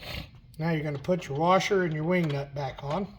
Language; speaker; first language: English; native; English